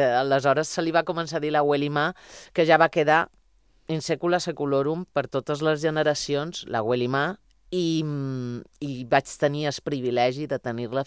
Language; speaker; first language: Catalan; native; Catalan